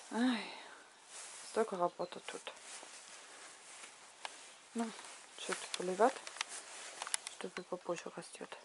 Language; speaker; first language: Russian; non-native, learner; German